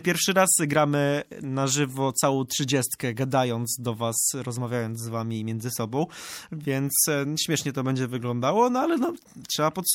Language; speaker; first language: Polish; native; Polish